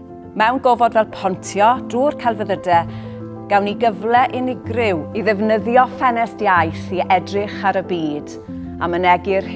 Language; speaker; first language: Welsh; native; Welsh